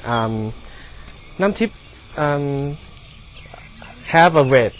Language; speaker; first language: English; non-native, learner; Thai